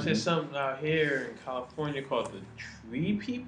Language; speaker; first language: English; native; English